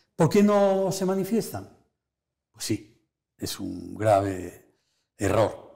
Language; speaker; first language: Spanish; native; Spanish